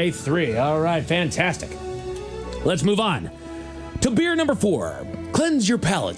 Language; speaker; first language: English; native; English